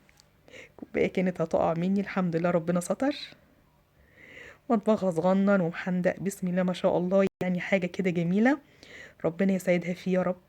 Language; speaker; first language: Arabic; native; Arabic